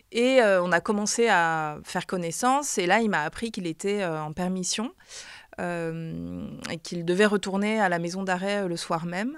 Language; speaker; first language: French; native; French